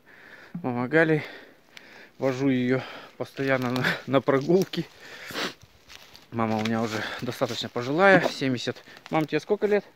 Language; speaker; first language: Russian; native; Russian